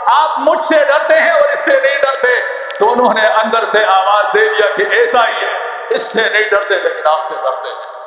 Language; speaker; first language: Urdu; non-native, local second language; Pashto